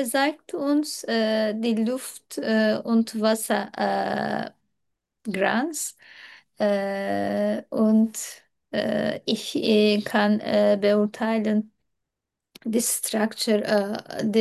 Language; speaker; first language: German; non-native, learner; Turkish